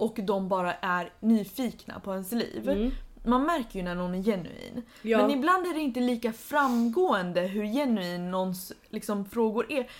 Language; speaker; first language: Swedish; native; Swedish